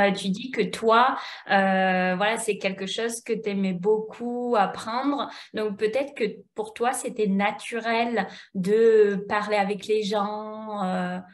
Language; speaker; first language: French; native; French